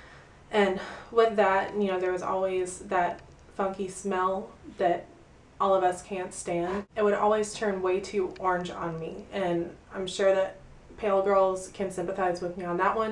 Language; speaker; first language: English; native; English